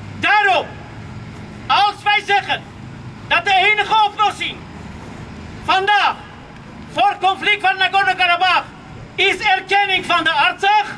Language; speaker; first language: Dutch; non-native, fluent; Armenian